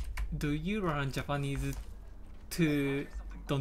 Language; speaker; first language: English; non-native, learner; Japanese